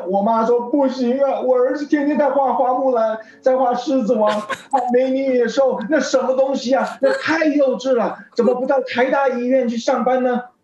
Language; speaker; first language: Chinese; native; Chinese